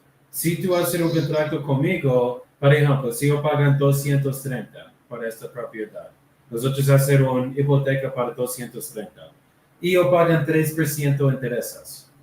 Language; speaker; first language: Spanish; non-native, learner; English